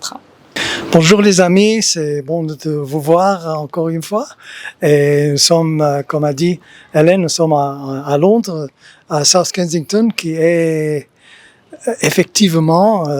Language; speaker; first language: French; early bilingual, heritage; English